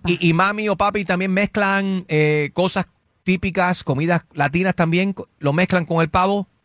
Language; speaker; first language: Spanish; early bilingual, heritage; Spanish